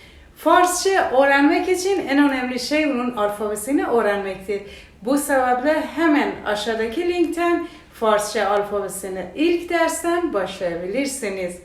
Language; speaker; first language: Turkish; non-native, fluent; Persian